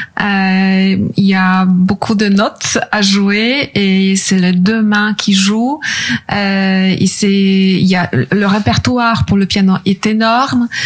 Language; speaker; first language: French; non-native, fluent; Polish